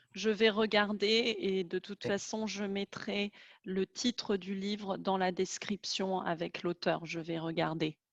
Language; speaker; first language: French; native; French